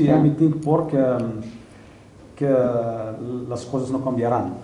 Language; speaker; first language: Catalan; non-native, learner; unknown